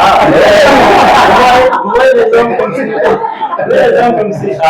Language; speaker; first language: French; non-native, learner; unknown